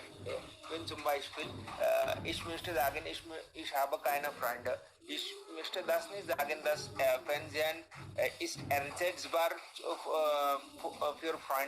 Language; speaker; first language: German; non-native, learner; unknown